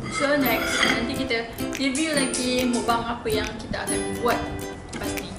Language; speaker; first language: Malay; native; Malay